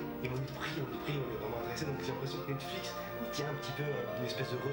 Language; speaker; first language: French; native; French